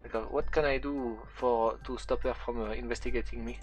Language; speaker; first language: English; non-native, fluent; French